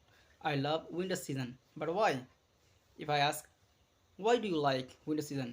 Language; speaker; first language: English; non-native, learner; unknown